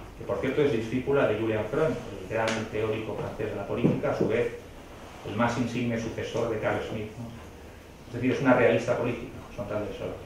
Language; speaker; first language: Spanish; native; Spanish